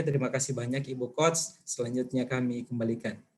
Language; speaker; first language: Indonesian; native; Indonesian